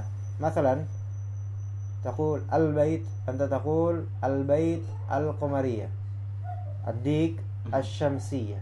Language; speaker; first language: Arabic; non-native, fluent; Indonesian